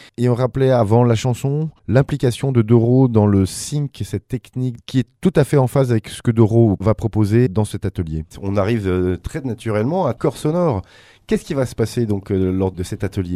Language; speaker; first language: French; native; French